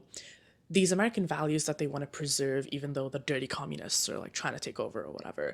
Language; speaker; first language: English; native; English